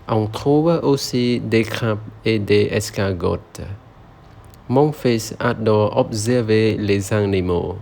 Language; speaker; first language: French; non-native, learner; Khmer